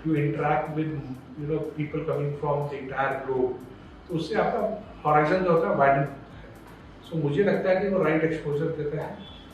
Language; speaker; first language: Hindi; non-native, local second language; Gujarati